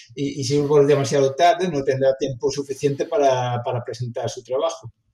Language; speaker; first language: Spanish; non-native, fluent; Dutch